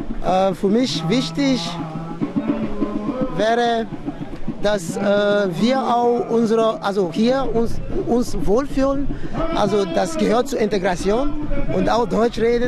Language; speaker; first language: German; non-native, fluent; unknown